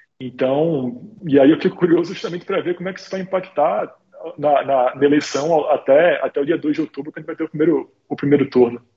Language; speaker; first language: Portuguese; native; Portuguese